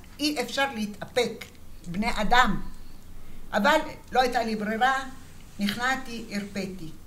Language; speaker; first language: Hebrew; early bilingual, other home language; Arabic